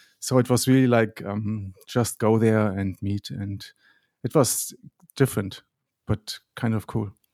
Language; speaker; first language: English; non-native, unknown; German